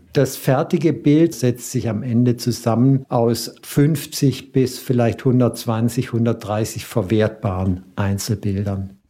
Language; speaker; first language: German; native; German